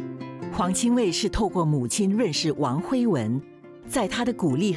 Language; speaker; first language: Chinese; native; Chinese